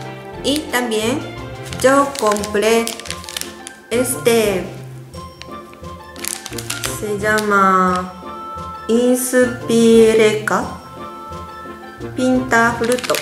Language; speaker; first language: Spanish; non-native, learner; Japanese